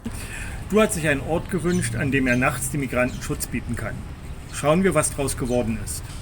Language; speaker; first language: German; native; German